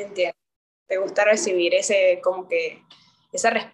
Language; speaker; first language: Spanish; native; Spanish